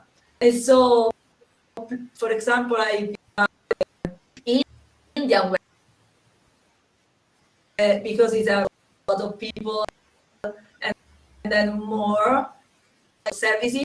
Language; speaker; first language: English; non-native, learner; Italian